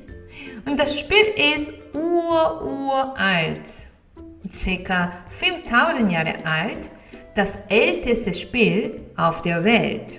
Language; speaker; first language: German; non-native, fluent; Korean